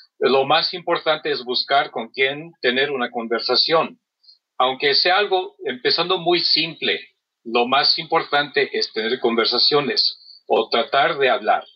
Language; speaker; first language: Spanish; non-native, fluent; English